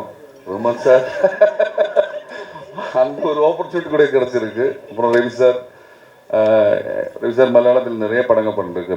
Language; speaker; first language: Tamil; non-native, learner; Malayalam